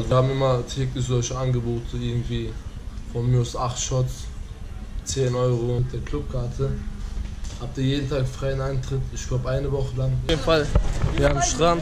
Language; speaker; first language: German; early bilingual, other home language; Turkish